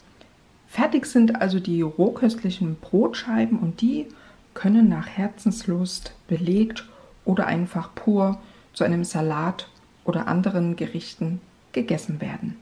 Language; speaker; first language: German; native; German